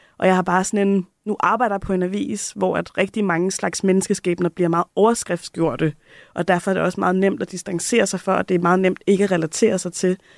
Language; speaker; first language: Danish; native; Danish